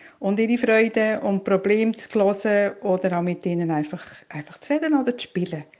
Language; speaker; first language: German; native; German